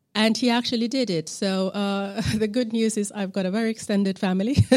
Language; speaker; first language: English; non-native, local second language; Acoli